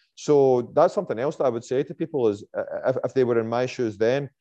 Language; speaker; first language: English; native; English